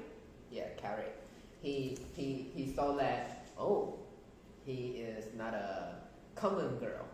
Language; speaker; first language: English; non-native, learner; Chinese